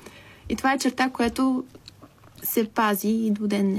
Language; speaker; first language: Bulgarian; early bilingual, heritage; Bulgarian